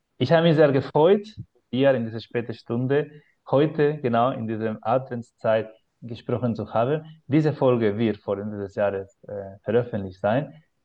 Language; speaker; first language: German; non-native, fluent; Spanish